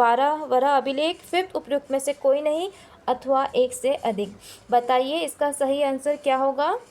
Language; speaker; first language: Hindi; native; Hindi